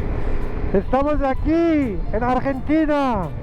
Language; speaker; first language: Spanish; non-native, learner; Persian